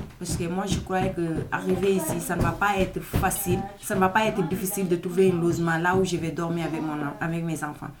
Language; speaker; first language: French; non-native, local second language; Wolof